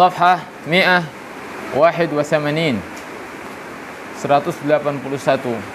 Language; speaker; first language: Arabic; non-native, fluent; Indonesian